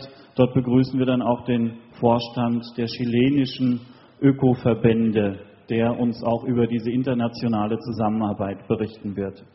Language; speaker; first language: German; native; German